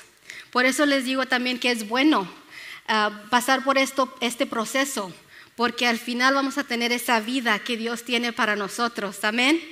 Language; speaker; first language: Spanish; early bilingual, other home language; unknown